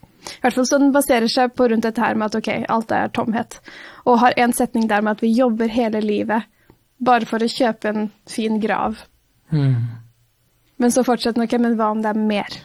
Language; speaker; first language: Norwegian; native; Norwegian